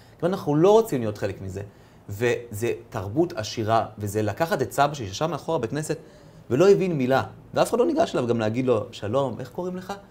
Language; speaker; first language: Hebrew; early bilingual, other home language; Russian